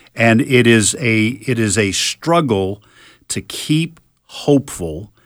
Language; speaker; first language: English; native; English